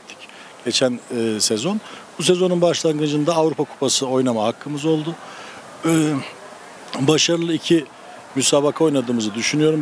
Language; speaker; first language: Turkish; native; Turkish